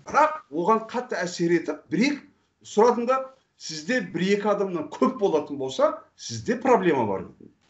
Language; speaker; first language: Kazakh; non-native, fluent; Turkish